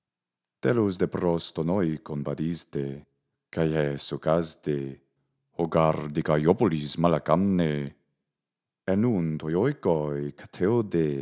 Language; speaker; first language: Greek; non-native, fluent; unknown